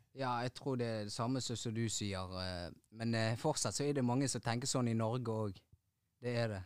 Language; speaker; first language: Norwegian; early bilingual, other home language; Tigrinya